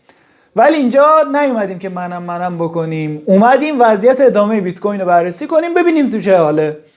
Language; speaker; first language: Persian; native; Persian